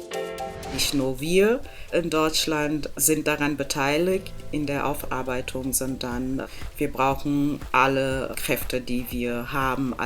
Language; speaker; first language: German; non-native, fluent; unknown